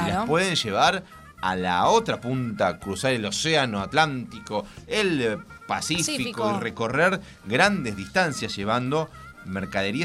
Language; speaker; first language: Spanish; native; Spanish